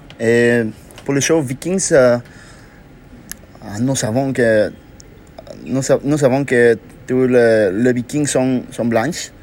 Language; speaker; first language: French; non-native, learner; Spanish